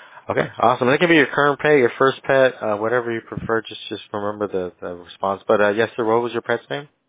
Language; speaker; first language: English; early bilingual, other home language; Spanish